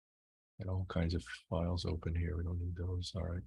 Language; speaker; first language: English; native; English